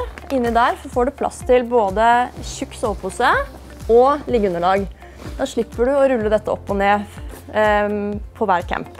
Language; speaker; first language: Norwegian; native; Norwegian